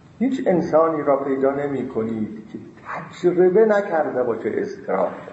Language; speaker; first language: Persian; non-native, local second language; Azerbaijani